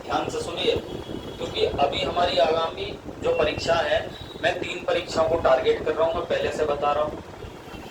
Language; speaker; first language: Hindi; native; Hindi